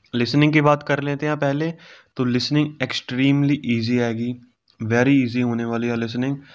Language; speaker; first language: Hindi; native; Hindi